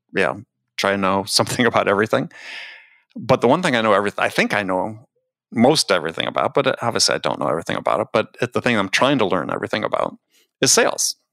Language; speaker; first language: English; native; English